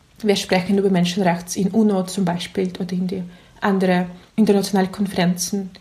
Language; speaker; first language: German; non-native, learner; Russian